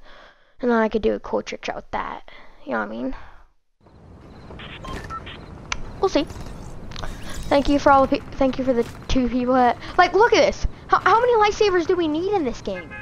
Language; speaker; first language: English; native; English